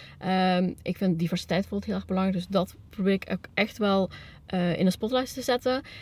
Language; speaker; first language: Dutch; early bilingual, other home language; Spanish